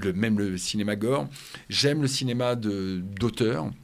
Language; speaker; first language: French; native; French